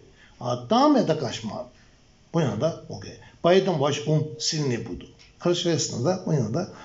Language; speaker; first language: Russian; non-native, learner; Tibetan